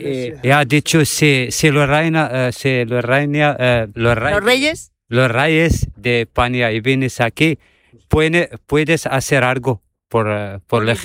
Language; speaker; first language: Spanish; non-native, learner; Arabic